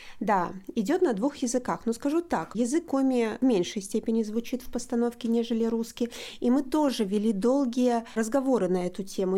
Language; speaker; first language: Russian; native; Russian